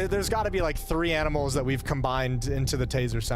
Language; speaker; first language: English; native; English